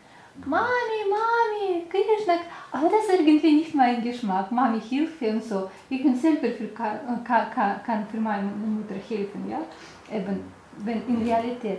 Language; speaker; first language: German; non-native, learner; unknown